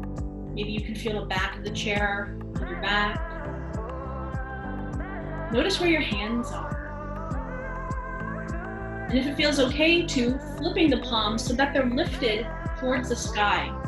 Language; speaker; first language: English; native; English